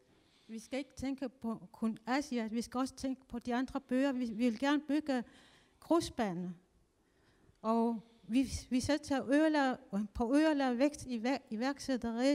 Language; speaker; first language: Danish; non-native, local second language; Kalaallisut